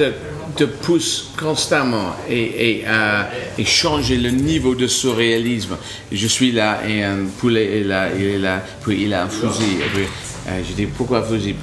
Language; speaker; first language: French; non-native, learner; English